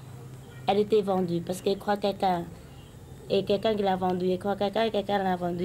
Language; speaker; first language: French; non-native, learner; Khmer